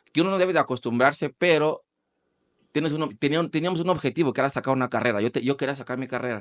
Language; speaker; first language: Spanish; non-native, fluent; Portuguese